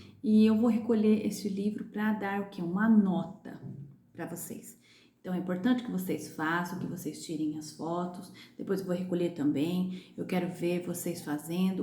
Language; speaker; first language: Portuguese; native; Portuguese